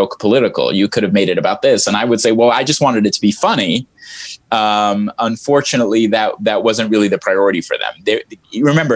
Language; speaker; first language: English; early bilingual, other home language; Arabic